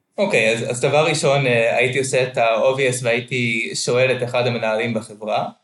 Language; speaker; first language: Hebrew; native; Hebrew